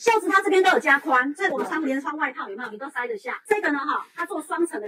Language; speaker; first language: Chinese; native; Chinese